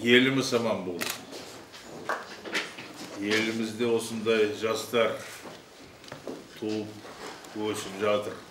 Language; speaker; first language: Kazakh; non-native, local second language; Russian